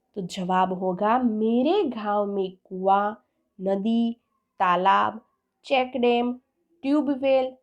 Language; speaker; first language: Hindi; non-native, local second language; Gujarati